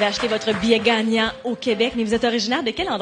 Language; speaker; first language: French; native; French